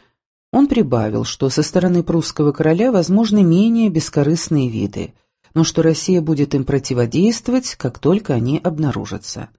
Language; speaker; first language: Russian; native; Russian